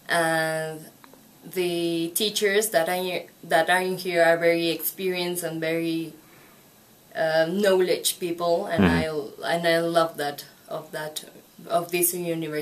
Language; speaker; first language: English; non-native, fluent; Spanish